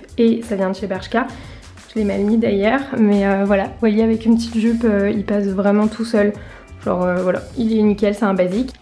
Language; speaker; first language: French; native; French